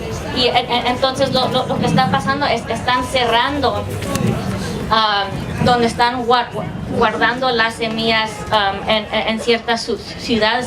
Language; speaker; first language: Spanish; early bilingual, heritage; English